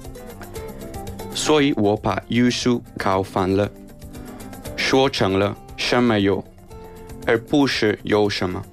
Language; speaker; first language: Chinese; non-native, learner; Spanish